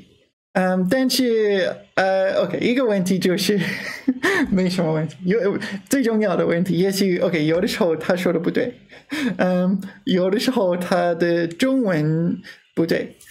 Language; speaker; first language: Chinese; non-native, learner; English